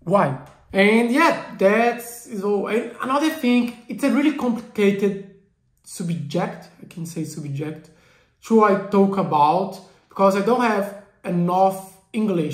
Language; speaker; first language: English; non-native, learner; Portuguese